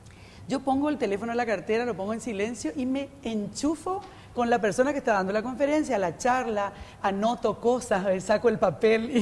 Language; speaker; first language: Spanish; native; Spanish